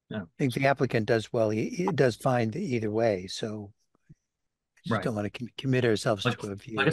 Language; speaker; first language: English; native; English